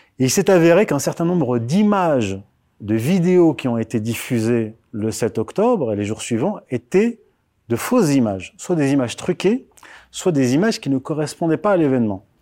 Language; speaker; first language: French; early bilingual, other home language; Berber languages